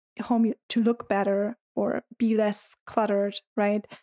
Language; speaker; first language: English; non-native, fluent; German